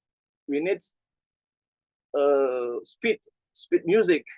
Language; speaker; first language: English; non-native, learner; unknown